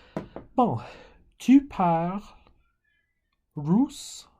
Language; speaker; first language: French; non-native, fluent; English